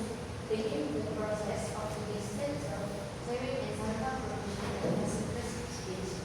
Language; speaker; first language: English; non-native, learner; Indonesian